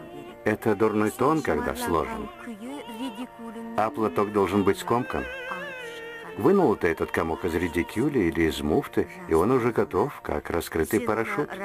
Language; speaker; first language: Russian; native; Russian